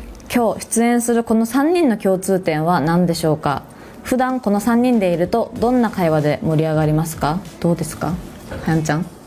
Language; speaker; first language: Japanese; native; Japanese